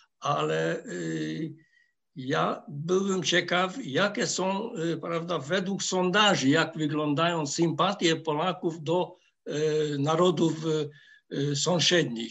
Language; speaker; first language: Polish; non-native, fluent; Hungarian